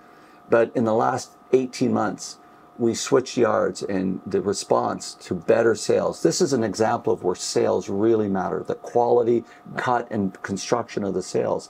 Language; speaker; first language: English; native; English